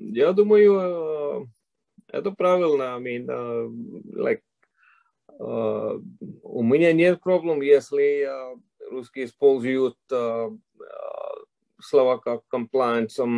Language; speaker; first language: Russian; non-native, fluent; English